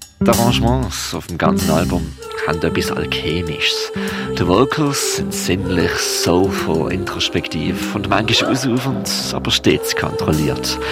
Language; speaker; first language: German; native; German